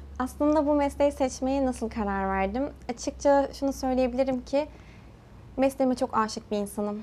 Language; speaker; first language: Turkish; early bilingual, heritage; Turkish